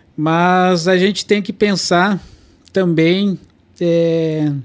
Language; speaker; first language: Portuguese; non-native, local second language; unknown